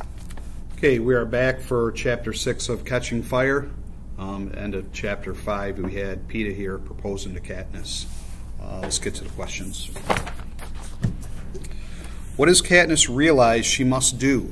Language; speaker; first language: English; native; English